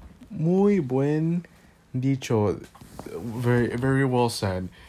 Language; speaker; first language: English; early bilingual, other home language; Spanish